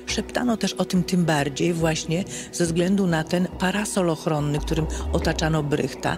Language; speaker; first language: Polish; native; Polish